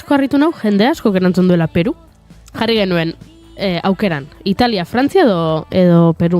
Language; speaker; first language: Basque; native; Basque